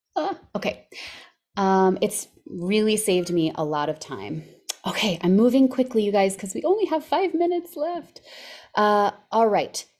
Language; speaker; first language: English; native; English